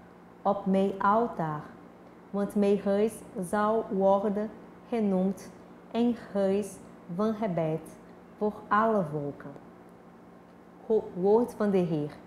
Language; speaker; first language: Dutch; non-native, fluent; Portuguese